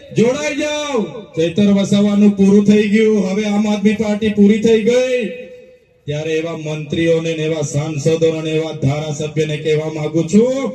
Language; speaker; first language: Gujarati; non-native, local second language; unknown